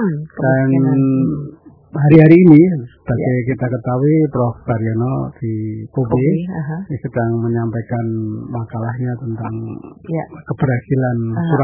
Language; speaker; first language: Indonesian; native; Indonesian